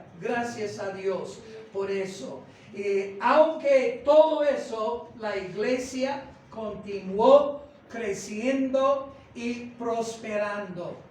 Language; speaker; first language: Spanish; non-native, fluent; English